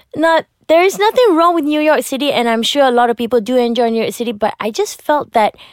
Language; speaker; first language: English; non-native, local second language; Malay